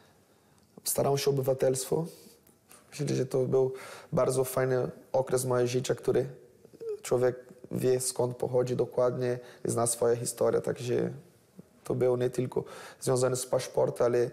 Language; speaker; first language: Polish; non-native, learner; Portuguese